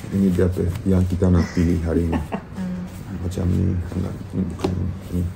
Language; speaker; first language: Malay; non-native, learner; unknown